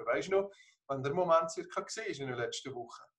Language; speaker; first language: German; native; German